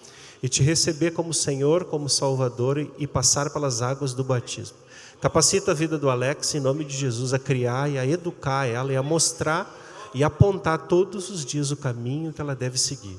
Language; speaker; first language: Portuguese; native; Portuguese